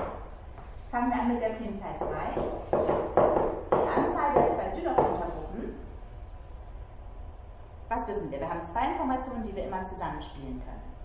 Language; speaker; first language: German; native; German